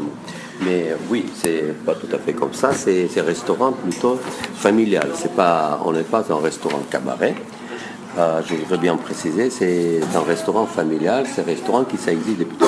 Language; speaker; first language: French; non-native, fluent; Russian